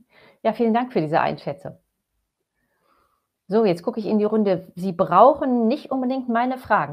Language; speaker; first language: German; native; German